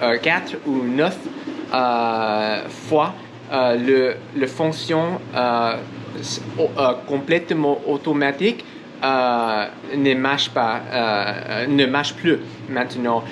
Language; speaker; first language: French; non-native, learner; English